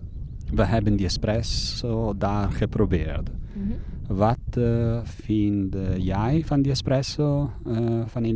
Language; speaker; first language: Dutch; non-native, fluent; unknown